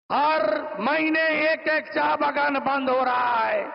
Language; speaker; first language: Hindi; non-native, local second language; Bangla